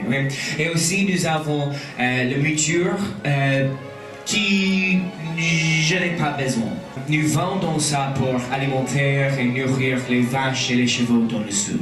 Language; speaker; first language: French; non-native, learner; English